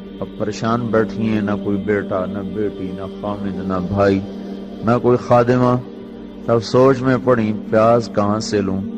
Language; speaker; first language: Urdu; non-native, local second language; Punjabi